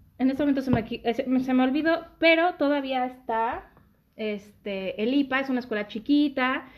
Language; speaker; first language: Spanish; native; Spanish